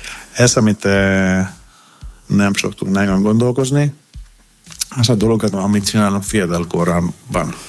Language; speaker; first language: Hungarian; non-native, fluent; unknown